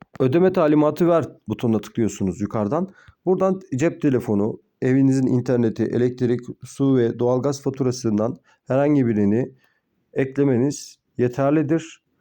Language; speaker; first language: Turkish; native; Turkish